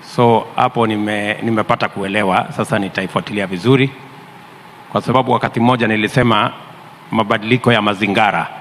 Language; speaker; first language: Swahili; non-native, local second language; Kalenjin